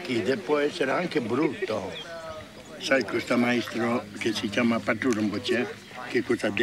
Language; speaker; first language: Italian; non-native, fluent; Tibetan